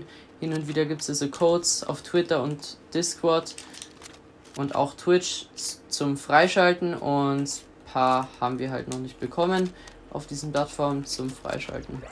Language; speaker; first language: German; native; German